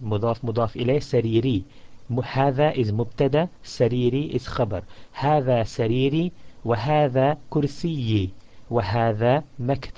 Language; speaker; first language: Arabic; non-native, fluent; English